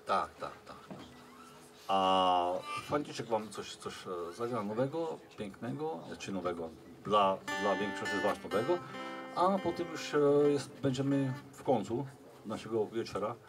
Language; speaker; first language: Polish; non-native, learner; Czech